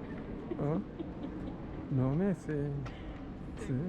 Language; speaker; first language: Spanish; non-native, learner; English